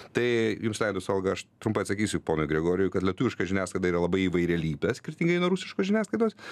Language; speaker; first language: Lithuanian; native; Lithuanian